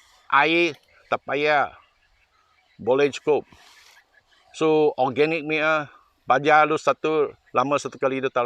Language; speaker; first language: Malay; non-native, local second language; Chinese